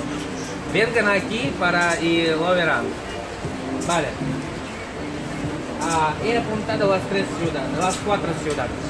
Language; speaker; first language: Spanish; non-native, fluent; Russian